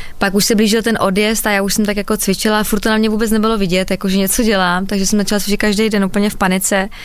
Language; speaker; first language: Czech; native; Czech